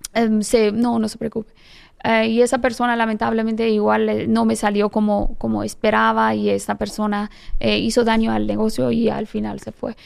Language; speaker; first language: Spanish; non-native, fluent; Persian